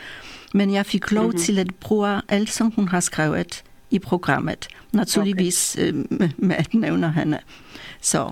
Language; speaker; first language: Danish; non-native, fluent; Polish